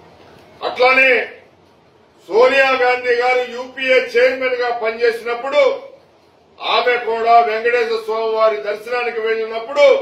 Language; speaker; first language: Telugu; native; Telugu